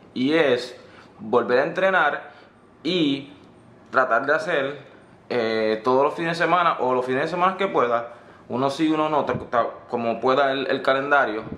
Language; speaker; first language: Spanish; native; Spanish